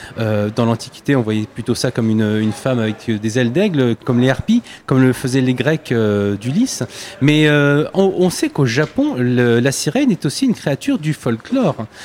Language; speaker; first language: French; native; French